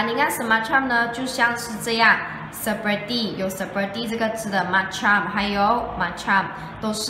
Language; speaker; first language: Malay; non-native, local second language; Chinese